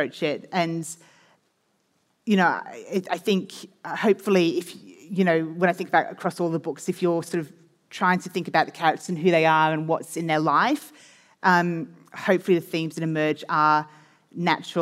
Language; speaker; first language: English; native; English